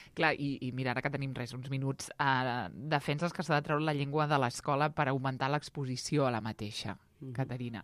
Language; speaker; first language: Catalan; native; Catalan